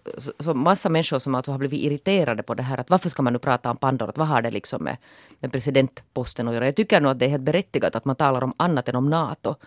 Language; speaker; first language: Swedish; native; Swedish